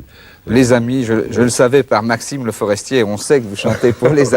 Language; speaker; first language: French; native; French